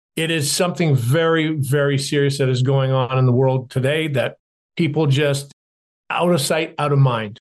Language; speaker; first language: English; native; English